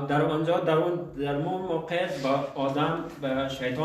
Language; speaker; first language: Persian; early bilingual, heritage; Persian